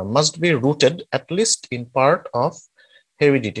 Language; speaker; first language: English; non-native, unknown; Bangla